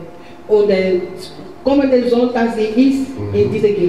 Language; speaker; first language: German; non-native, learner; French